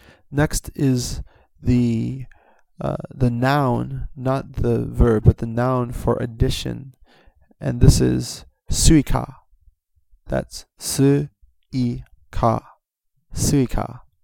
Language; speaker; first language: English; native; English